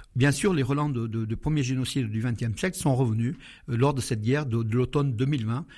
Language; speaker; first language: French; non-native, fluent; Armenian